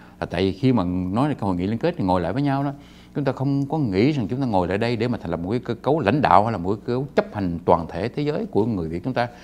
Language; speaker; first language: Vietnamese; native; Vietnamese